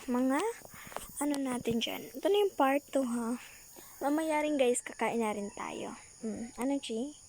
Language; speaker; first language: Filipino; non-native, local second language; Cebuano